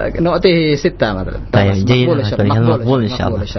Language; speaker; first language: Arabic; non-native, fluent; Indonesian